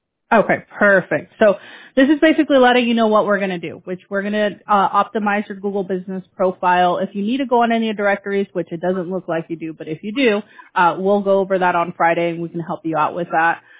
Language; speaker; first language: English; early bilingual, other home language; Spanish